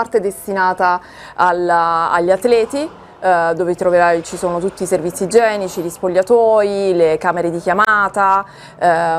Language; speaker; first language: Italian; native; Italian